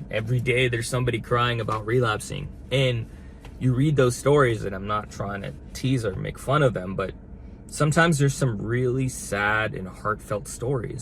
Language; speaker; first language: English; native; English